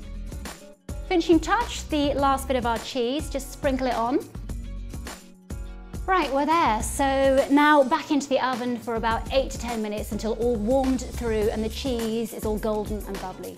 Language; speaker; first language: English; native; English